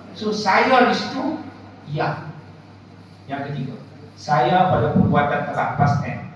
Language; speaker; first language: Malay; native; Malay